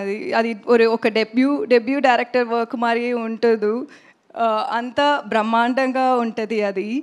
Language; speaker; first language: Telugu; non-native, learner; Tamil